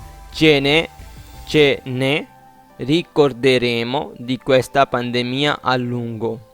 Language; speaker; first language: Italian; non-native, fluent; Urdu